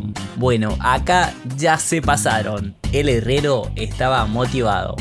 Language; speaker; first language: Spanish; native; Spanish